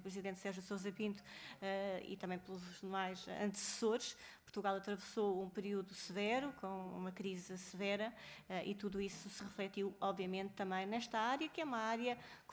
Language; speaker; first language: Portuguese; native; Portuguese